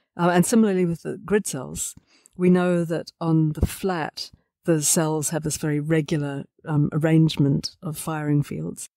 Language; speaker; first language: English; native; English